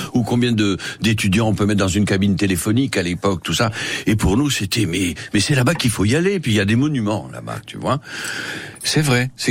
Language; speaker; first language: French; non-native, local second language; Spanish